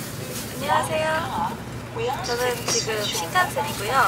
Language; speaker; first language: Korean; early bilingual, heritage; Korean